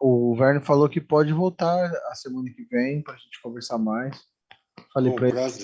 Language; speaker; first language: Portuguese; native; Portuguese